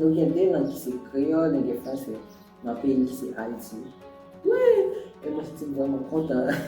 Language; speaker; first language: French; non-native, local second language; Haitian Creole